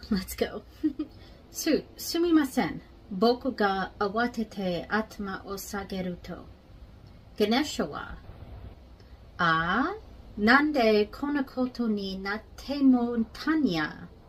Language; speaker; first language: Japanese; non-native, learner; English